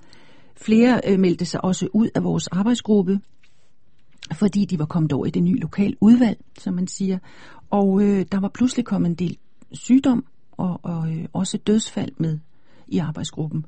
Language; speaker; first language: Danish; native; Danish